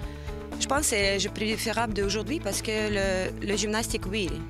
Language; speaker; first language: French; non-native, fluent; Russian